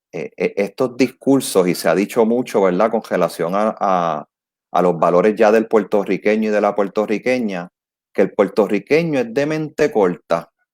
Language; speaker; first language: Spanish; native; Spanish